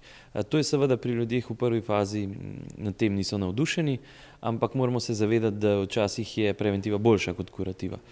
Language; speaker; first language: Slovenian; native; Slovenian